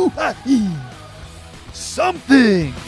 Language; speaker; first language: English; native; English